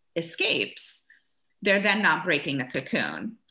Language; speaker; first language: English; early bilingual, other home language; German